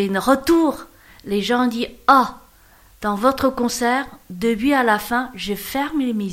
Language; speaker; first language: French; non-native, learner; Chinese